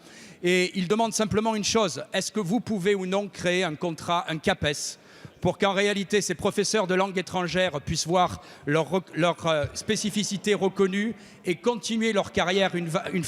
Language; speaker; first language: French; native; French